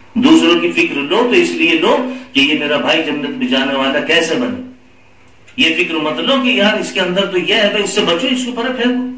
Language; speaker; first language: Urdu; native; Urdu